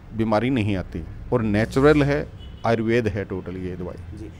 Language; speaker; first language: Hindi; native; Hindi